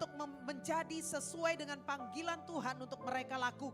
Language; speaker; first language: Indonesian; native; Indonesian